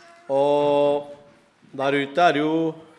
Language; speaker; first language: Norwegian; non-native, fluent; Spanish